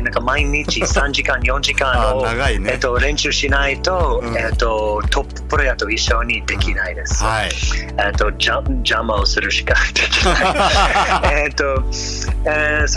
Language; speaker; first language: Japanese; non-native, learner; English